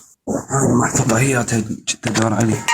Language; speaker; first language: Arabic; native; Arabic